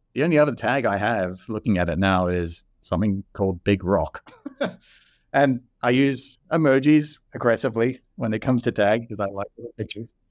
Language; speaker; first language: English; native; English